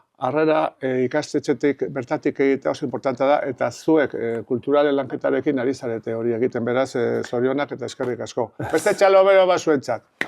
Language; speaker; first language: Basque; native; Basque